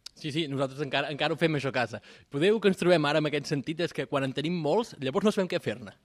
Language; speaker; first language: Catalan; native; Catalan